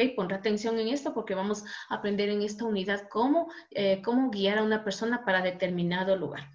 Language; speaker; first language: Spanish; native; Spanish